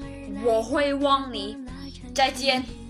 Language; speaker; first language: Chinese; non-native, learner; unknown